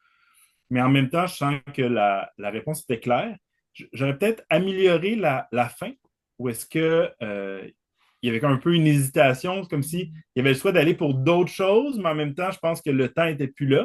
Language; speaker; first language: French; native; French